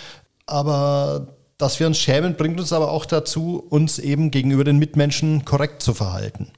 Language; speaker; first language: German; native; German